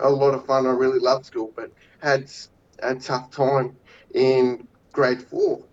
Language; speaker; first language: English; native; English